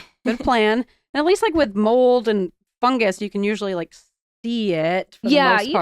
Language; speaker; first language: English; native; English